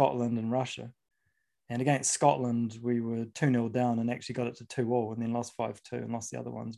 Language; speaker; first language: English; native; English